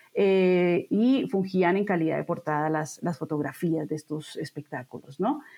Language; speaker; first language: Spanish; native; Spanish